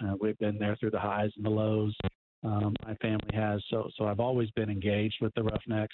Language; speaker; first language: English; native; English